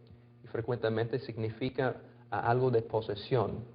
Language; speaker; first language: Spanish; non-native, fluent; English